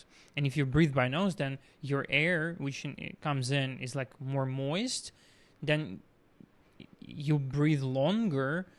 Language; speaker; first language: English; non-native, fluent; Russian